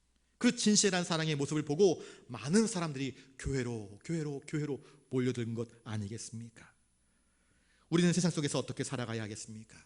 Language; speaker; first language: Korean; native; Korean